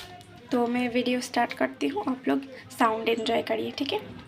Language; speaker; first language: Hindi; non-native, local second language; Bangla